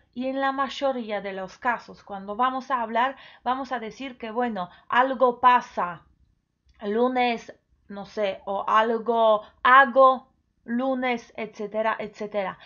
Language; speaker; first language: Spanish; non-native, fluent; Polish